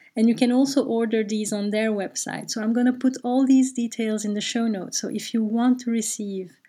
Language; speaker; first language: English; non-native, fluent; Turkish